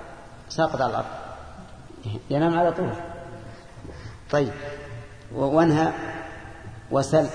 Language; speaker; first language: Arabic; native; Arabic